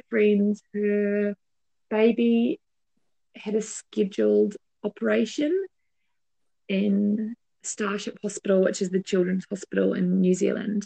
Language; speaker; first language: English; native; English